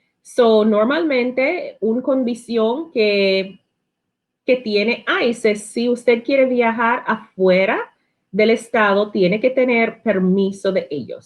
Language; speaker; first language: Spanish; non-native, learner; English